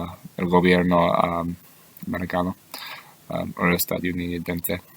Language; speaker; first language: Spanish; non-native, learner; English